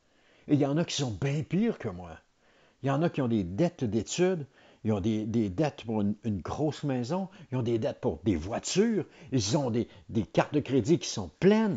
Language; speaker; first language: French; native; French